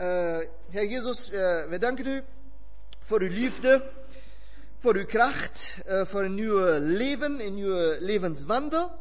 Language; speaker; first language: Dutch; non-native, fluent; German